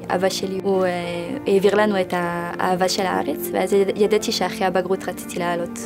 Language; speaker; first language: Hebrew; early bilingual, heritage; French